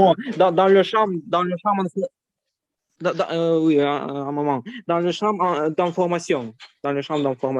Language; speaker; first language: French; non-native, learner; Ukrainian